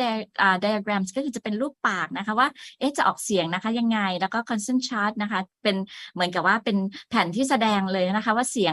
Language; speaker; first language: Thai; native; Thai